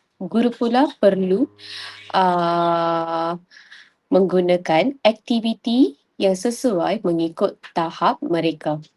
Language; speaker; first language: Malay; non-native, local second language; Tamil